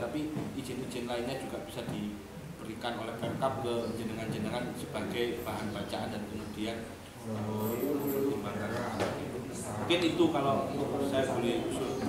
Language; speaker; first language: Indonesian; native; Indonesian